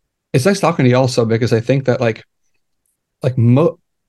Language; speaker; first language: English; native; English